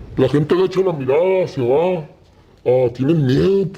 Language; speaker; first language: Spanish; native; Spanish